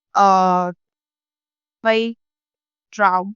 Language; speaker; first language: English; non-native, learner; Vietnamese